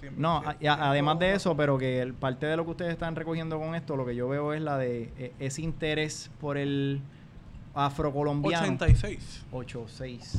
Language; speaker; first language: Spanish; native; Spanish